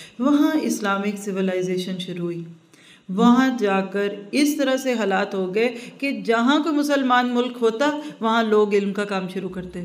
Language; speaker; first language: Urdu; early bilingual, heritage; Urdu